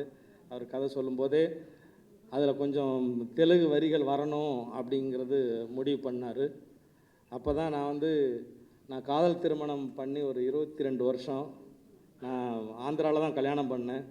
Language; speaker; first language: Tamil; native; Tamil